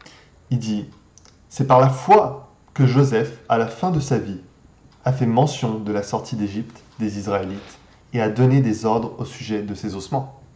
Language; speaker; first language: French; native; French